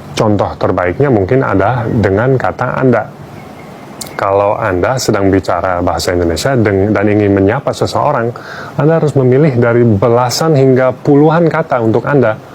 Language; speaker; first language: Indonesian; non-native, fluent; English